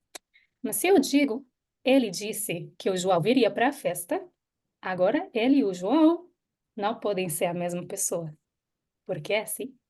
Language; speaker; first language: Portuguese; non-native, fluent; Hebrew